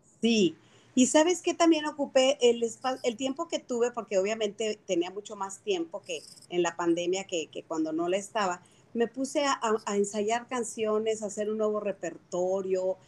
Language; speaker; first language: Spanish; native; Spanish